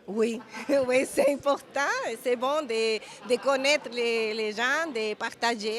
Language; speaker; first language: French; non-native, fluent; Spanish